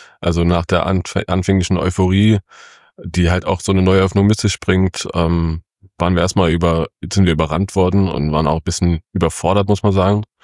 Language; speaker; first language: German; early bilingual, other home language; Kurdish